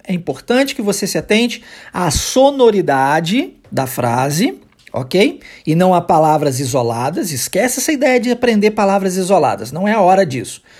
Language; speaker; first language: Portuguese; early bilingual, heritage; English